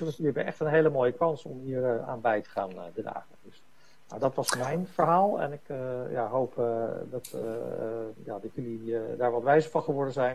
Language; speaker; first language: Dutch; native; Dutch